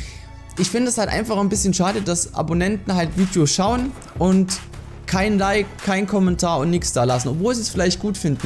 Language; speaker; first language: German; native; German